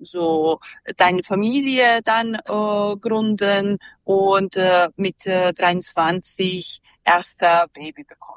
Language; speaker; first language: German; non-native, learner; Serbian